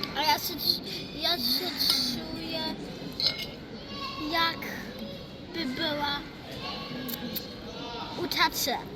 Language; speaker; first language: Polish; early bilingual, heritage; Polish